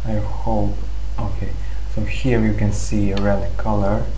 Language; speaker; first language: English; non-native, fluent; Serbian